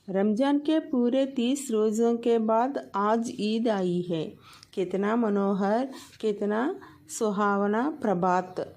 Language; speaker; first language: Hindi; non-native, local second language; Telugu